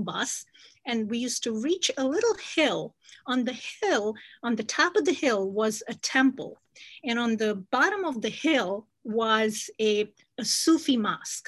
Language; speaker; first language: English; non-native, local second language; Kashmiri